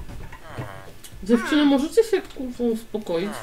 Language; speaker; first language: Polish; native; Polish